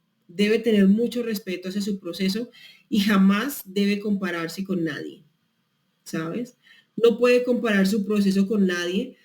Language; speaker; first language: Spanish; native; Spanish